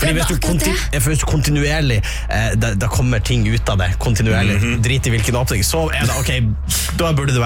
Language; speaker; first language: Norwegian; native; Norwegian